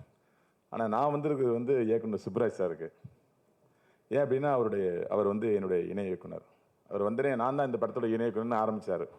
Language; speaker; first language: Tamil; native; Tamil